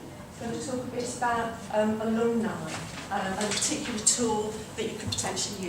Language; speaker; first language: English; native; English